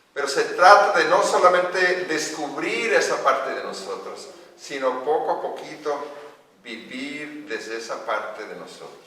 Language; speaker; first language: Spanish; non-native, fluent; English